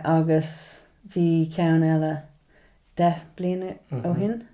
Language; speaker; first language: Irish; non-native, local second language; English